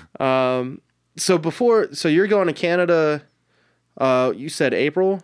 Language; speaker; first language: English; early bilingual, other home language; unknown